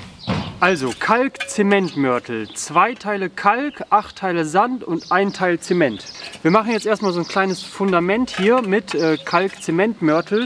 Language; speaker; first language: German; native; German